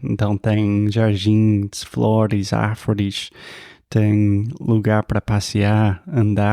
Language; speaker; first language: Portuguese; non-native, fluent; English